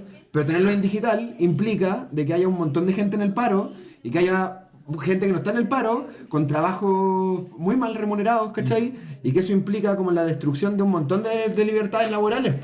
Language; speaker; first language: Spanish; native; Spanish